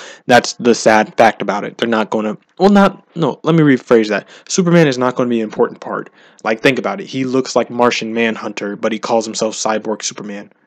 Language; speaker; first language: English; native; English